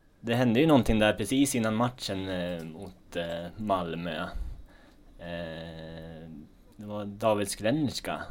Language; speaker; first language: Swedish; native; Swedish